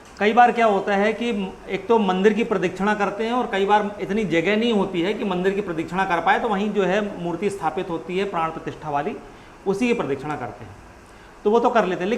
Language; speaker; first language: Hindi; native; Hindi